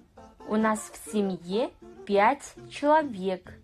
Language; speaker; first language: Russian; non-native, fluent; Kazakh